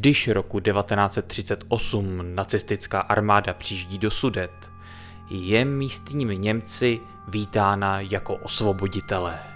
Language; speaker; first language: Czech; native; Czech